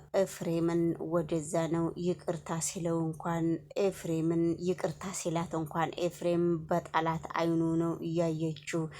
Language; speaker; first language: Amharic; native; Amharic